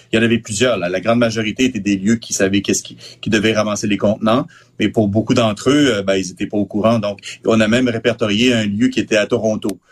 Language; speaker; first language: French; native; French